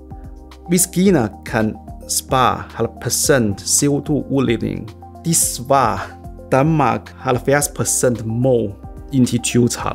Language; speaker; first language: Danish; non-native, fluent; Chinese